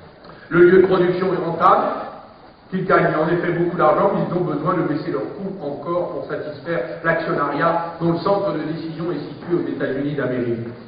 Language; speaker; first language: French; native; French